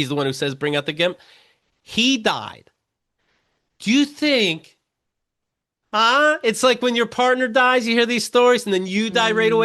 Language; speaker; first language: English; native; English